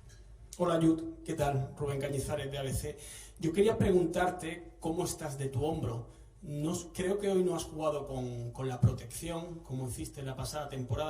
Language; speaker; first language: Spanish; native; Spanish